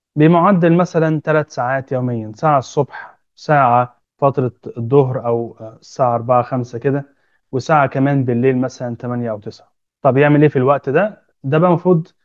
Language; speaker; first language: Arabic; native; Arabic